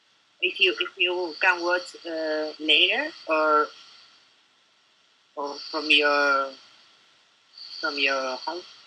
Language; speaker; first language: English; non-native, learner; Spanish